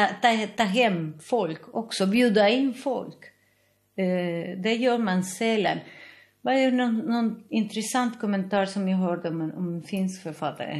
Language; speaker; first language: Swedish; non-native, fluent; Spanish